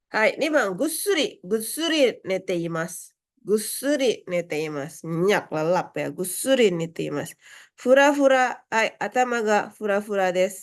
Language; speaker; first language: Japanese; non-native, fluent; Indonesian